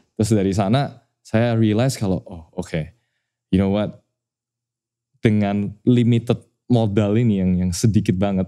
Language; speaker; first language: Indonesian; native; Indonesian